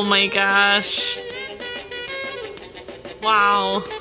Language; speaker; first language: English; native; English